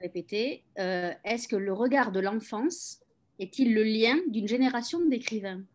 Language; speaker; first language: French; native; French